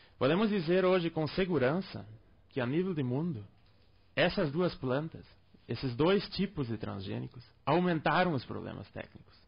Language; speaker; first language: Portuguese; non-native, local second language; German